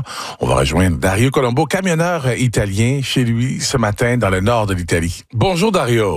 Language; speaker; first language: French; native; French